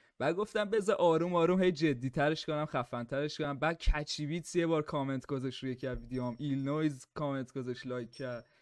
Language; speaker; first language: Persian; native; Persian